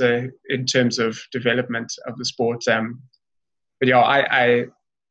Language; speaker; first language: English; native; English